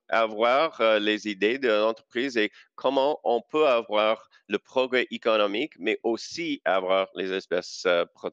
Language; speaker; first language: French; non-native, local second language; English